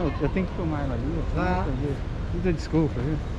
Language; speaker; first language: Portuguese; native; Portuguese